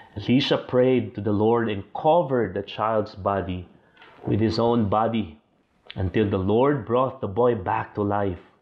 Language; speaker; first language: English; non-native, local second language; Filipino